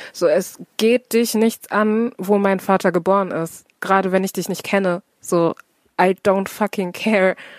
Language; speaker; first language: German; native; German